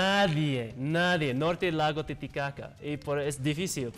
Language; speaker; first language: Spanish; non-native, learner; English